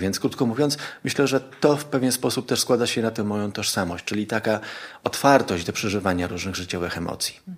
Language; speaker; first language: Polish; early bilingual, heritage; Polish